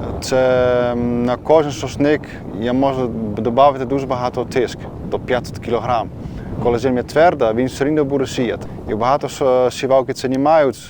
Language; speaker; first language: Ukrainian; non-native, learner; Dutch